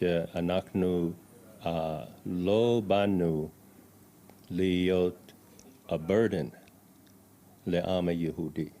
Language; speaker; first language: Hebrew; non-native, fluent; English